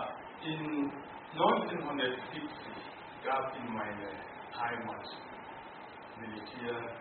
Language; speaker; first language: German; non-native, learner; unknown